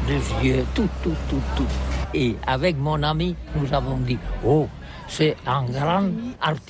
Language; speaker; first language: French; non-native, learner; Catalan